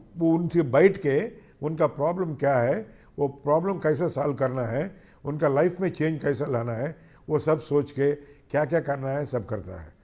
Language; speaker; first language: Hindi; non-native, local second language; Telugu